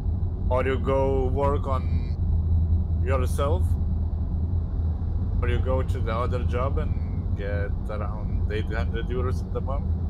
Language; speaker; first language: English; non-native, learner; Lithuanian